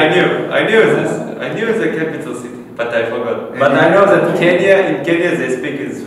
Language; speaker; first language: English; non-native, fluent; Uzbek